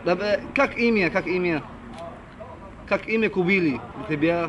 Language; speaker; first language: Russian; non-native, learner; Arabic